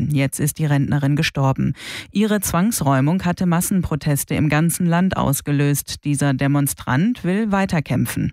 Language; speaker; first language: German; native; German